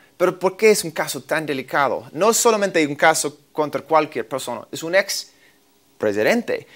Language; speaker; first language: Spanish; non-native, fluent; English